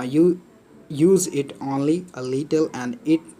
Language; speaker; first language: English; non-native, local second language; Nepali